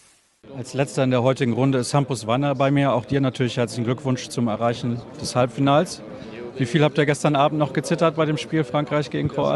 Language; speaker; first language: German; native; German